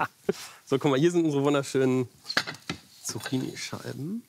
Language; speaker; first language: German; native; German